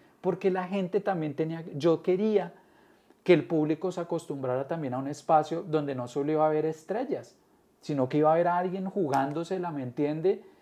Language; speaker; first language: Spanish; native; Spanish